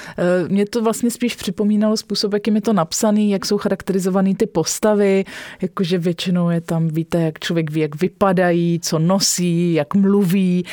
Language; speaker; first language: Czech; native; Czech